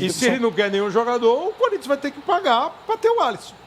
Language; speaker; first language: Portuguese; native; Portuguese